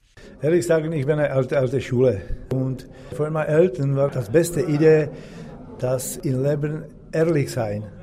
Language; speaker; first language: German; non-native, learner; Czech